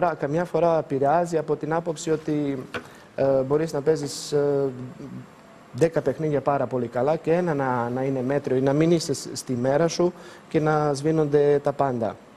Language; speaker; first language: Greek; non-native, fluent; Serbian